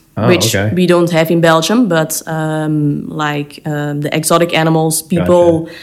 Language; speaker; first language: English; non-native, fluent; Dutch